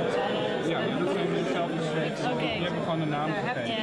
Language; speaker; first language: Dutch; native; Dutch